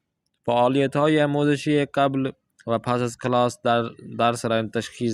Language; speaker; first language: Persian; non-native, fluent; Urdu